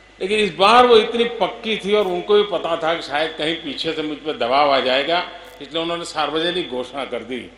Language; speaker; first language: Hindi; non-native, local second language; Gujarati